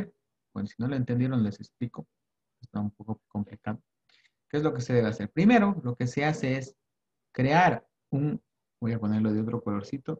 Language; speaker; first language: Spanish; native; Spanish